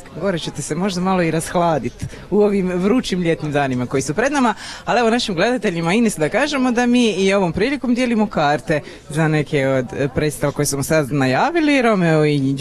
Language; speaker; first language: Croatian; native; Croatian